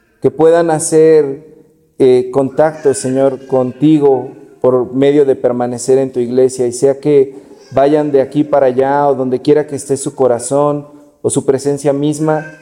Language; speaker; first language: Spanish; native; Spanish